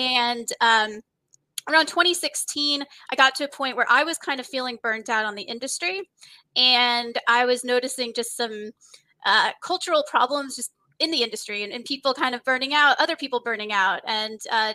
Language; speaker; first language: English; native; English